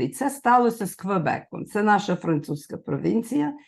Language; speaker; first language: Ukrainian; early bilingual, heritage; Ukrainian